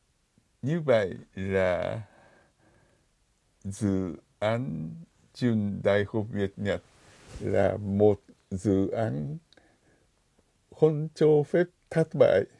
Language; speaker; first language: Vietnamese; non-native, fluent; Japanese